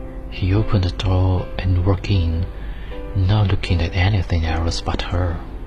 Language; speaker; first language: English; non-native, fluent; Chinese